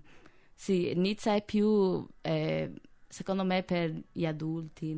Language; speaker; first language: Italian; non-native, fluent; English